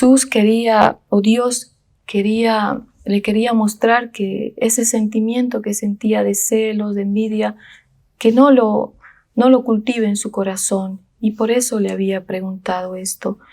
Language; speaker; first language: Spanish; native; Spanish